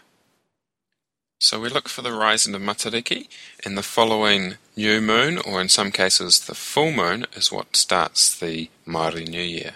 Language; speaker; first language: English; native; English